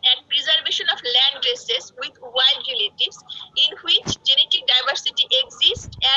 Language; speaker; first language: English; non-native, local second language; Bangla